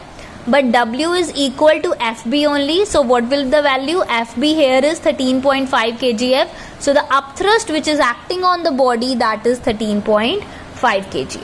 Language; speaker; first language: English; non-native, local second language; Hindi